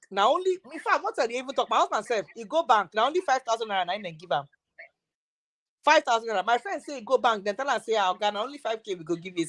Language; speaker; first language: Nigerian Pidgin; non-native, local second language; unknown